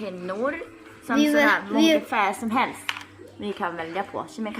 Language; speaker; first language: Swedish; non-native, fluent; Thai